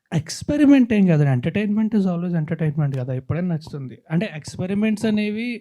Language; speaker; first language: Telugu; native; Telugu